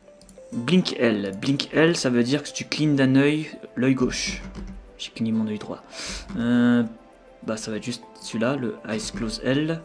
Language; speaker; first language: French; native; French